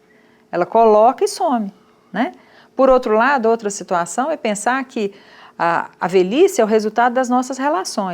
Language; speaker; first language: Portuguese; native; Portuguese